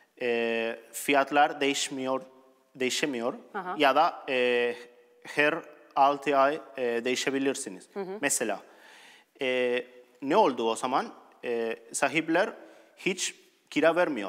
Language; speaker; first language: Turkish; non-native, learner; Spanish